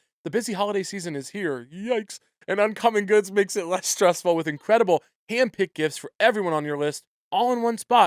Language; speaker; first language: English; native; English